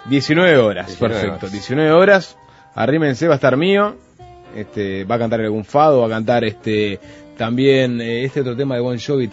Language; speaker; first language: Spanish; native; Spanish